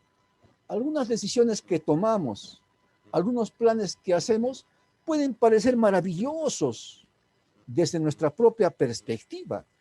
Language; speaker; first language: Spanish; native; Spanish